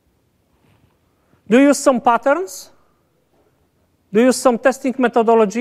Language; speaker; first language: English; non-native, fluent; Polish